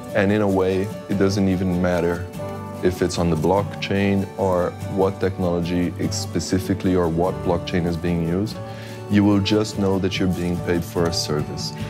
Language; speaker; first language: English; non-native, fluent; Portuguese